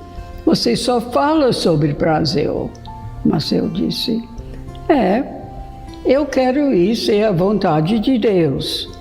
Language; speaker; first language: Portuguese; non-native, fluent; English